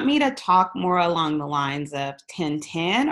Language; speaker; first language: English; native; English